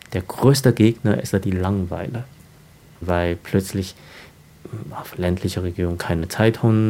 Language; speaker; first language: German; non-native, fluent; Chinese